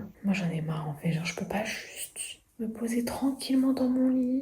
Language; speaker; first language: French; native; French